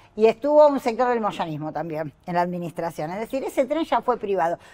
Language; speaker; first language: Spanish; native; Spanish